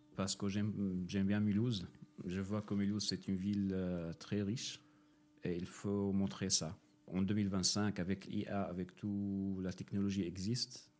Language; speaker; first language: French; non-native, fluent; Arabic